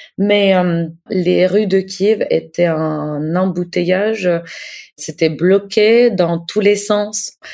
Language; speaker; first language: French; non-native, fluent; Ukrainian